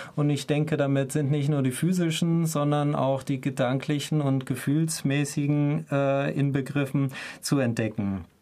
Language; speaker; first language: German; native; German